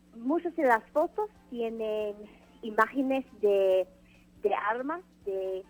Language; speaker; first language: Spanish; non-native, fluent; English